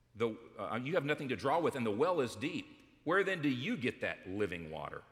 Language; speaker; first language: English; native; English